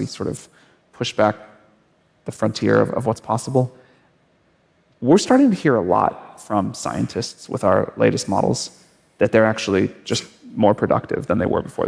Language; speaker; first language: English; native; English